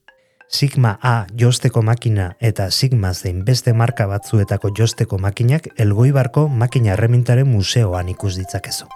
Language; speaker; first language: Basque; native; Basque